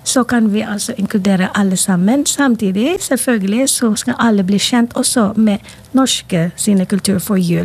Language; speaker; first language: Norwegian; non-native, fluent; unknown